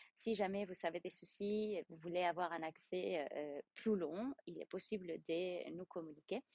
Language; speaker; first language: French; non-native, fluent; Spanish